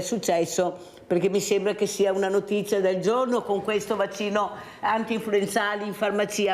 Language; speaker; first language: Italian; native; Italian